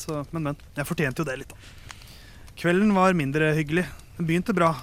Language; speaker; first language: Norwegian; native; Norwegian